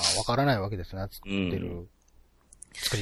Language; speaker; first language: Japanese; native; Japanese